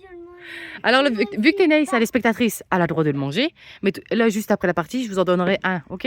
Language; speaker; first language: French; native; French